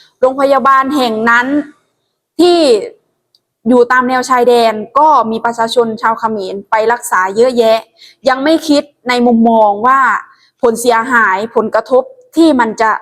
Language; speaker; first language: Thai; non-native, local second language; Lao